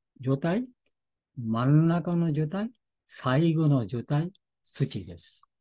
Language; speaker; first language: Japanese; non-native, fluent; Bangla